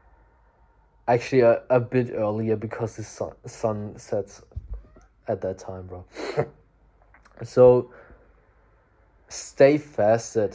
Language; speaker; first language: English; non-native, fluent; German